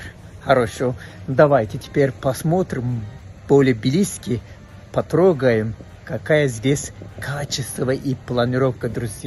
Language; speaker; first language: Russian; non-native, fluent; Turkish